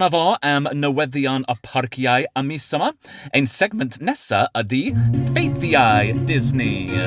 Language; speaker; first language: Welsh; non-native, learner; English